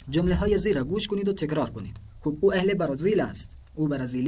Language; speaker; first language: Persian; non-native, fluent; Urdu